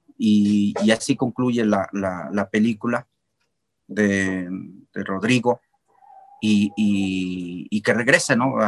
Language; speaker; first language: Spanish; non-native, local second language; Nahuatl languages